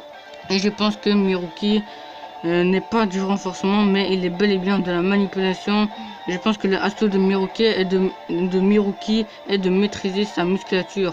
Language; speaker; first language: French; native; French